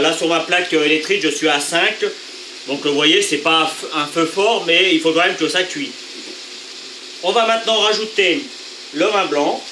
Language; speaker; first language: French; native; French